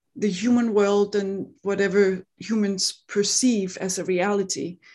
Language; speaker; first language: English; non-native, fluent; Danish